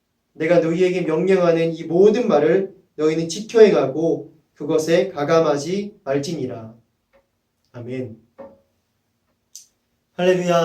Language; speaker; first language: Korean; native; Korean